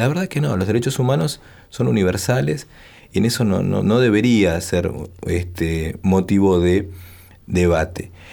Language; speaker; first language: Spanish; native; Spanish